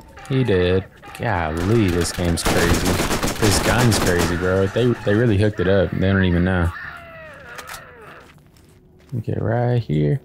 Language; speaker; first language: English; native; English